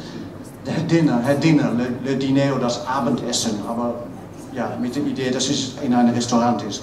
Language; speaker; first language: German; non-native, fluent; Dutch